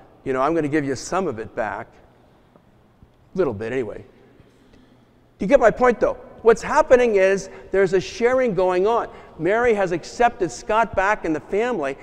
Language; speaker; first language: English; native; English